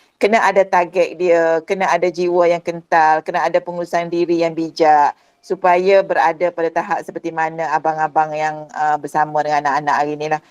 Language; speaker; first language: Malay; native; Malay